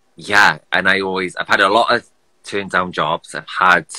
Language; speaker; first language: English; native; English